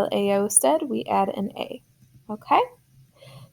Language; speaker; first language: Spanish; non-native, fluent; English